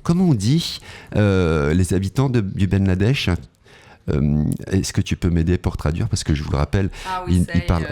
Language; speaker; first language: French; native; French